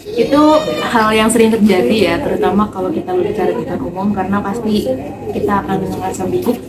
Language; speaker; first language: Indonesian; native; Indonesian